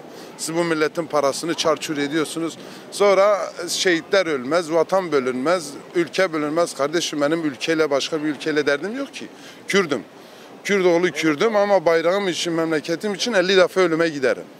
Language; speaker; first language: Turkish; native; Turkish